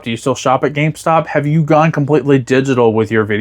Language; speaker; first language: English; native; English